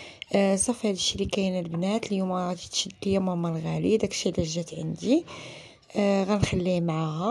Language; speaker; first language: Arabic; native; Arabic